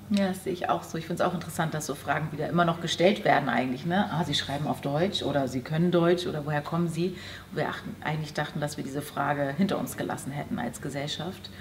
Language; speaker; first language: German; native; German